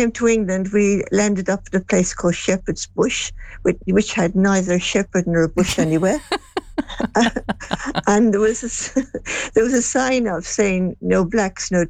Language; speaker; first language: English; native; English